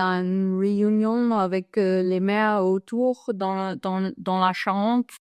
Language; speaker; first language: French; non-native, fluent; English